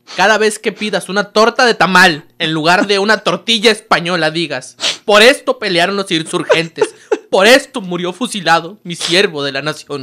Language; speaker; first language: Spanish; native; Spanish